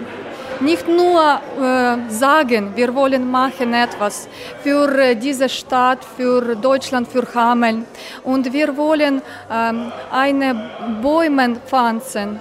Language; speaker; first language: German; non-native, learner; Ukrainian